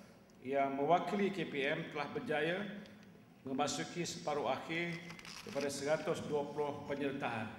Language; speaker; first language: Malay; native; Malay